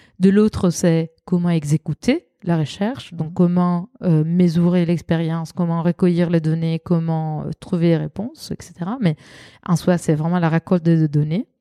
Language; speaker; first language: French; non-native, fluent; Italian